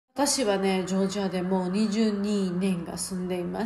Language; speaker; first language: Japanese; non-native, learner; Georgian